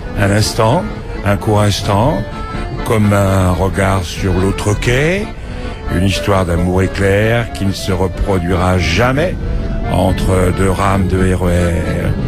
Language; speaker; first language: French; native; French